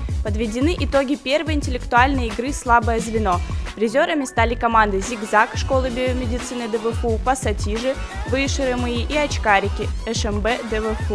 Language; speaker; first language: Russian; native; Russian